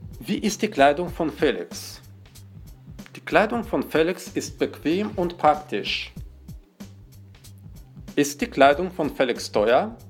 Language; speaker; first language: German; non-native, fluent; Russian